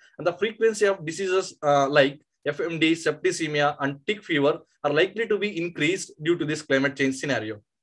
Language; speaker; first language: English; non-native, local second language; Kannada